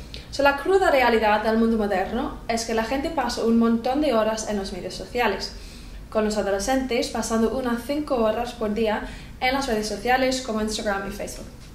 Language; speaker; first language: Spanish; non-native, fluent; English